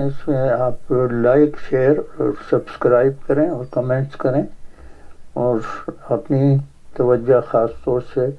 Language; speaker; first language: Urdu; native; Urdu